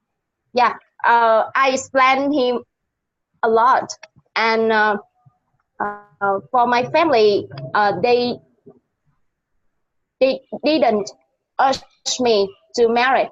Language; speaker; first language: English; non-native, learner; Vietnamese